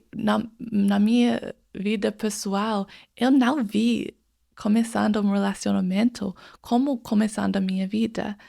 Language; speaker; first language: Portuguese; non-native, fluent; English